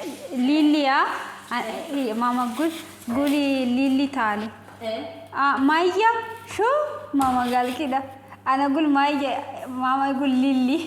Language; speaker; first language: Arabic; non-native, learner; Amharic